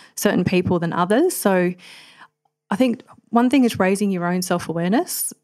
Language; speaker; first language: English; native; English